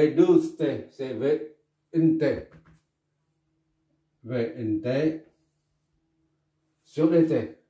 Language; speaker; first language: French; non-native, local second language; Arabic